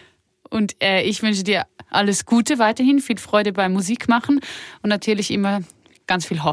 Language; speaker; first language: German; native; German